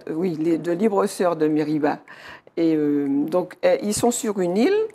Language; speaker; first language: French; native; French